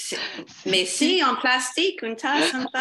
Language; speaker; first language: French; non-native, fluent; English